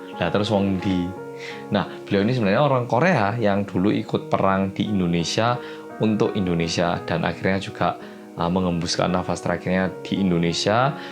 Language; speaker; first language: Indonesian; early bilingual, other home language; Korean